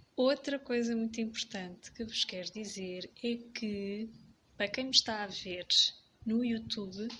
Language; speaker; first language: Portuguese; native; Portuguese